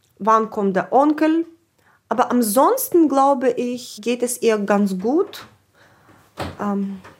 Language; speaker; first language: German; non-native, fluent; Ukrainian